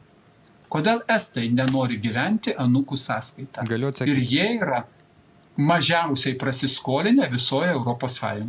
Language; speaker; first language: Lithuanian; native; Lithuanian